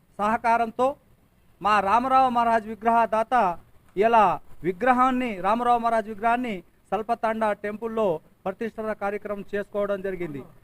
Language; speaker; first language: Telugu; non-native, local second language; Lambadi